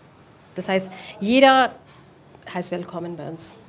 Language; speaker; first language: German; non-native, fluent; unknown